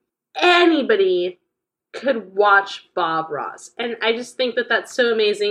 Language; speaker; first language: English; native; English